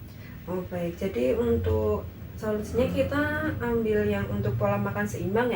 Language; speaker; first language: Indonesian; native; Indonesian